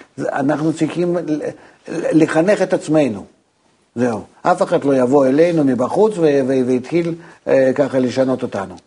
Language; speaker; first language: Hebrew; non-native, fluent; Russian